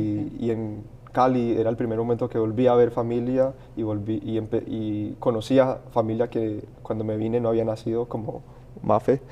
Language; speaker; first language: Spanish; early bilingual, heritage; Spanish